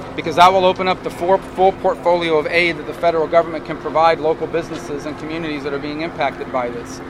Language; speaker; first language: English; native; English